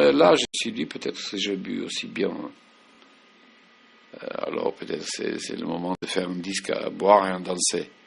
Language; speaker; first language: French; non-native, fluent; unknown